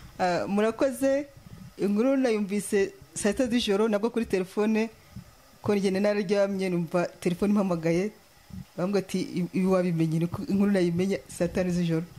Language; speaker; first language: Kinyarwanda; native; Kinyarwanda